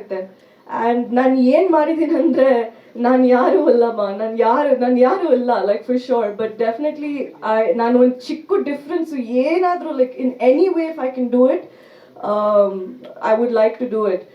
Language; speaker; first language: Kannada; early bilingual, heritage; Kannada